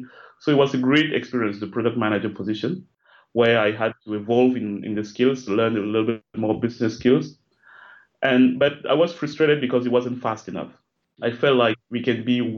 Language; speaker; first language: English; non-native, local second language; French